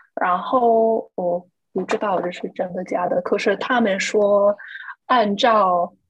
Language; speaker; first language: Chinese; non-native, fluent; English